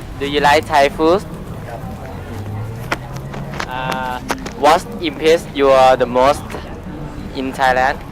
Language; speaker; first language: English; non-native, learner; Thai